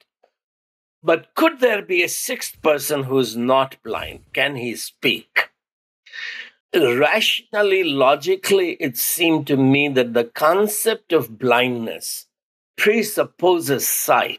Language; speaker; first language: English; non-native, local second language; Hindi